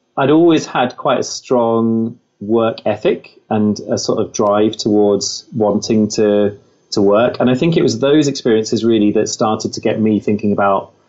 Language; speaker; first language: English; native; English